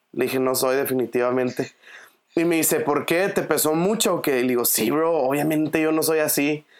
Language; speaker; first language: Spanish; native; Spanish